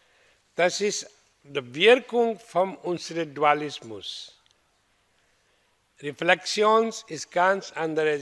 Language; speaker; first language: German; non-native, learner; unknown